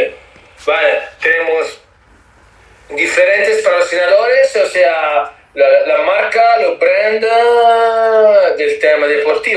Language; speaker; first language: Spanish; non-native, learner; Italian